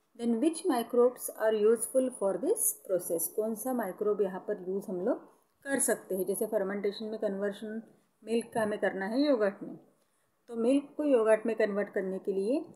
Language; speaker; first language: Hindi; non-native, local second language; Marathi